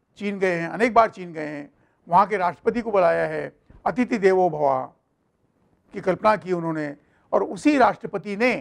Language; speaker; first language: Hindi; non-native, local second language; Marathi